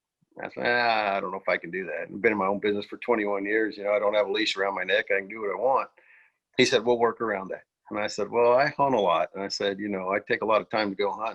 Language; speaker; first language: English; native; English